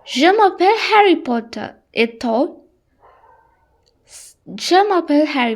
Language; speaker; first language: French; non-native, learner; Sinhala